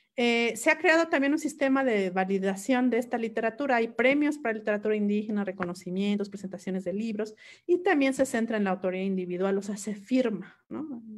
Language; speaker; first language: Spanish; non-native, local second language; Mixtepec Mixtec